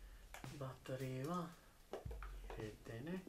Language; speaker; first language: Japanese; non-native, learner; English